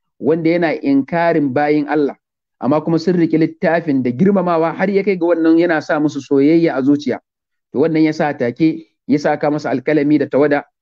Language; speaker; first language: Hausa; native; Hausa